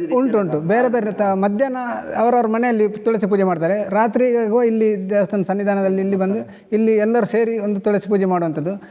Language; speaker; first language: Kannada; non-native, local second language; Konkani